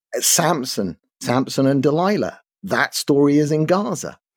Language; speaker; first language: English; native; English